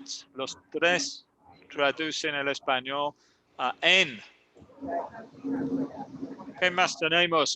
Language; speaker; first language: Spanish; non-native, learner; English